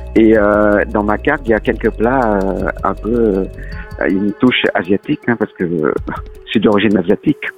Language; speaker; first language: French; early bilingual, other home language; Lao